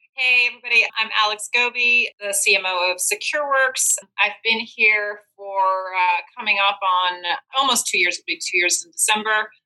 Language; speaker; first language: English; non-native, fluent; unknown